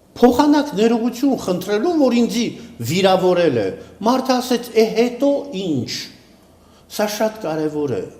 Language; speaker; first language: Armenian; native; Armenian